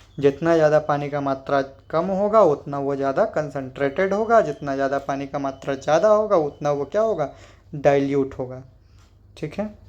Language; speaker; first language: Hindi; native; Hindi